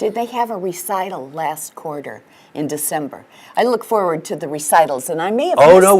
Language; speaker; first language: English; native; English